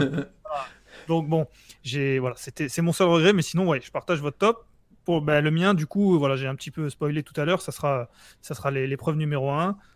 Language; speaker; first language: French; native; French